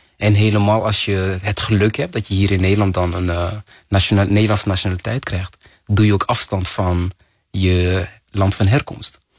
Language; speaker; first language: Dutch; early bilingual, other home language; Kinyarwanda